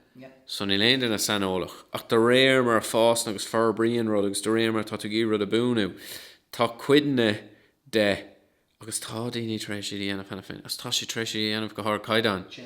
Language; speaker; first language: Irish; non-native, local second language; English